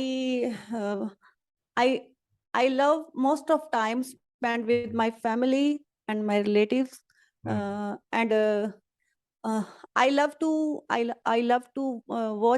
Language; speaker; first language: English; non-native, learner; Punjabi